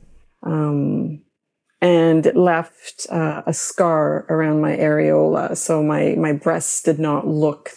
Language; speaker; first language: English; native; English